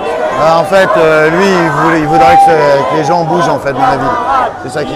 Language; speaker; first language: French; native; French